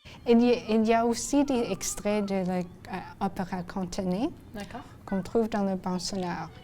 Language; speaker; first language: French; non-native, local second language; English